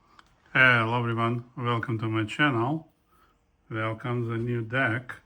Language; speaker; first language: English; non-native, fluent; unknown